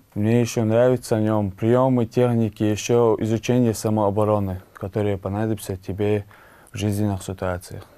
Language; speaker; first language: Russian; non-native, local second language; Chechen